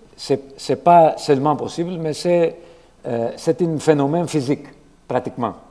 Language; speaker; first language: French; non-native, fluent; Greek